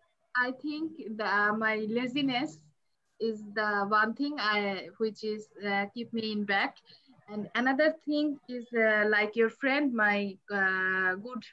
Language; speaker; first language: English; non-native, learner; Bangla